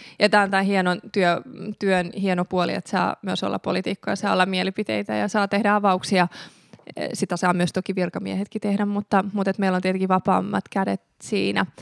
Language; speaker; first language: Finnish; early bilingual, other home language; Persian